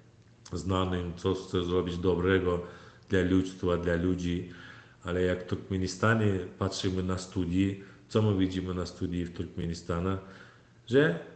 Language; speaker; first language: Polish; non-native, fluent; Turkmen